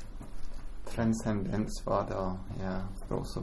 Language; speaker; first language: German; non-native, fluent; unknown